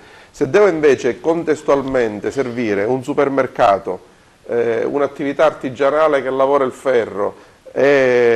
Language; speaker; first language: Italian; native; Italian